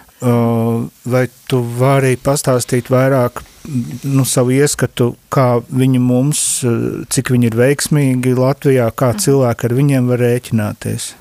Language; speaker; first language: Latvian; native; Latvian